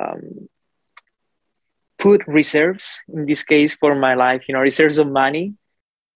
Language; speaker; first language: English; non-native, fluent; Italian